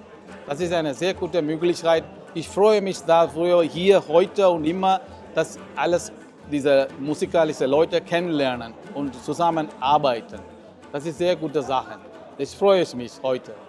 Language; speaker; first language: German; non-native, learner; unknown